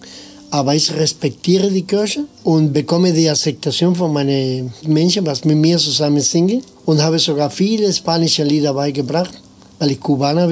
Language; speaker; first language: German; non-native, learner; Spanish